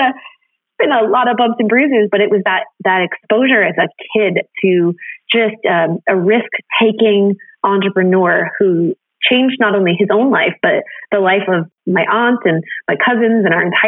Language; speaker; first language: English; native; English